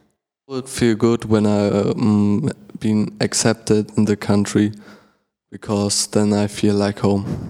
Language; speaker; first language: English; non-native, learner; German